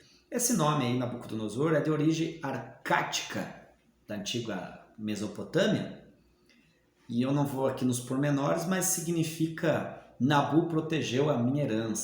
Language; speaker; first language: Portuguese; native; Portuguese